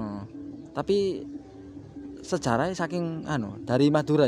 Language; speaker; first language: Indonesian; non-native, local second language; Javanese